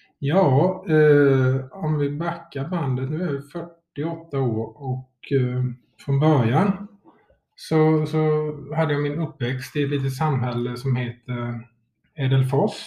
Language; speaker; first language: Swedish; native; Swedish